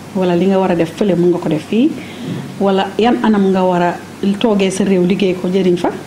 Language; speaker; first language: Wolof; native; Wolof